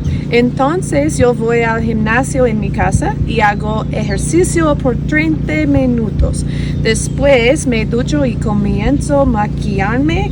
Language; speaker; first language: Spanish; non-native, learner; English